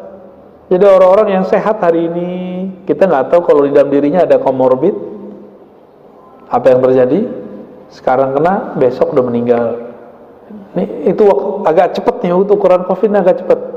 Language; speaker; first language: Indonesian; native; Indonesian